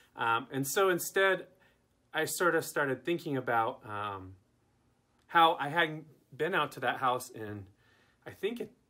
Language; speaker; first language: English; native; English